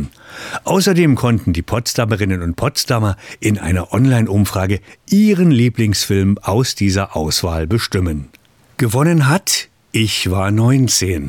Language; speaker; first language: German; native; German